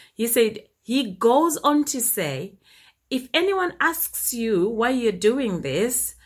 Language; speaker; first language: English; non-native, local second language; Shona